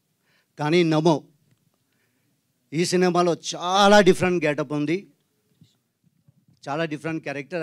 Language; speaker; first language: Telugu; non-native, learner; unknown